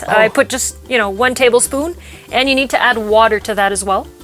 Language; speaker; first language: English; non-native, local second language; French